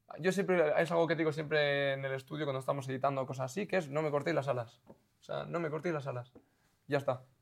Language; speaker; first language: Spanish; native; Spanish